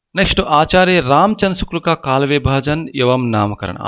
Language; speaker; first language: Hindi; non-native, local second language; Telugu